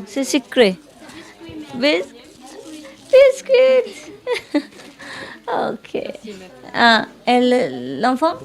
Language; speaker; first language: French; non-native, learner; Vietnamese